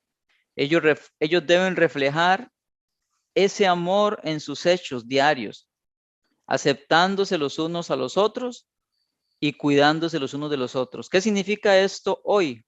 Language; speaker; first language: Spanish; native; Spanish